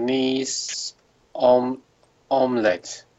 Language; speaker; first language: English; non-native, learner; Chinese